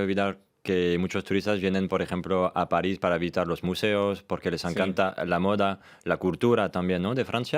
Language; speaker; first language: Spanish; non-native, fluent; French